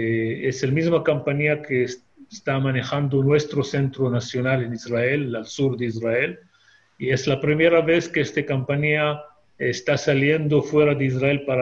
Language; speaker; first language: Spanish; non-native, fluent; Hebrew